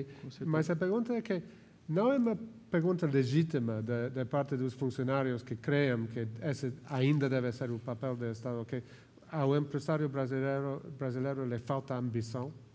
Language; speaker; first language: Portuguese; non-native, fluent; Spanish